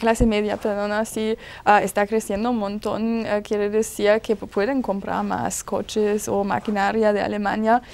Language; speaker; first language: Spanish; non-native, fluent; German